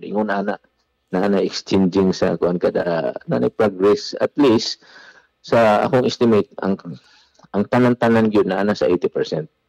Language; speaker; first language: Cebuano; native; Cebuano